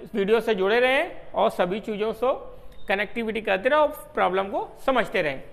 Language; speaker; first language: Hindi; native; Hindi